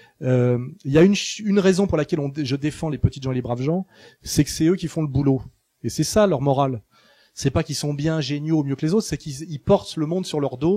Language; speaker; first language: French; native; French